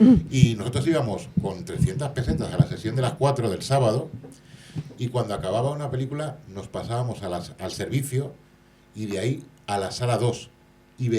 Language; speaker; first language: Spanish; native; Spanish